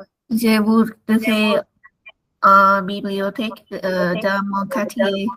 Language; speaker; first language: French; non-native, learner; Vietnamese